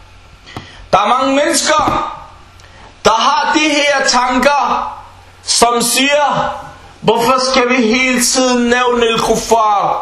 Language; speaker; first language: Danish; non-native, fluent; Arabic